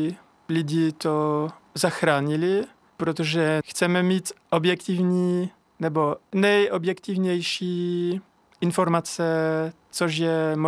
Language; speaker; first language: Czech; non-native, learner; French